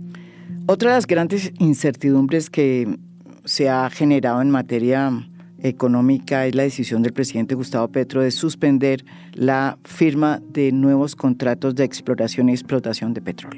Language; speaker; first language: Spanish; native; Spanish